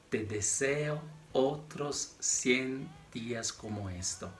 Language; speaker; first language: Spanish; non-native, fluent; Italian